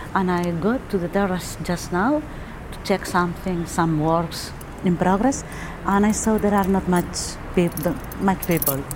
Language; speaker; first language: English; non-native, fluent; German